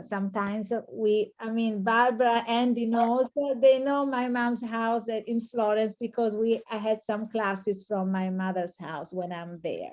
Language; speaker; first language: English; non-native, fluent; Italian